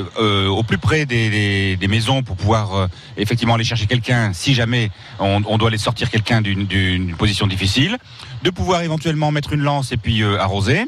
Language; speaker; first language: French; native; French